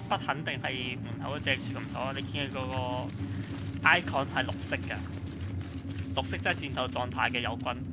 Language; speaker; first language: Chinese; native; Chinese